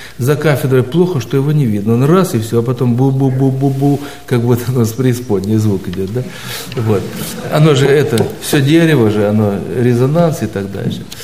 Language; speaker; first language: Russian; native; Russian